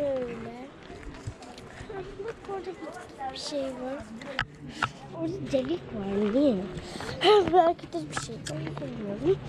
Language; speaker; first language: Turkish; early bilingual, heritage; Turkish